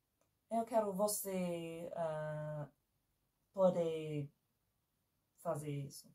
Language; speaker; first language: Portuguese; non-native, learner; English